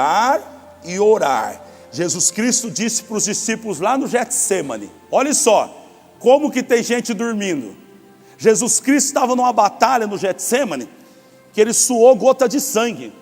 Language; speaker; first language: Portuguese; native; Portuguese